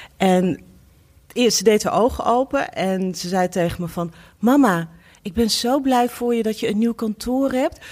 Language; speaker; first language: Dutch; native; Dutch